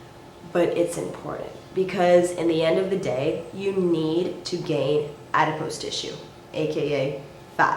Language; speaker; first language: English; native; English